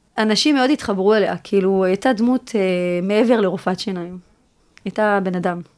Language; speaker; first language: Hebrew; early bilingual, other home language; French